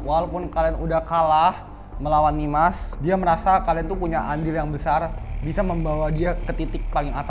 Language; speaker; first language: Indonesian; native; Indonesian